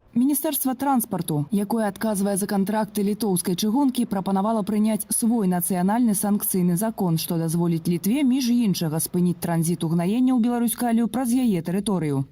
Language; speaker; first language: Belarusian; native; Belarusian